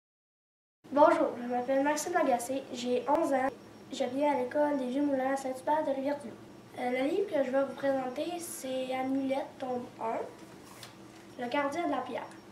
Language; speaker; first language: French; native; French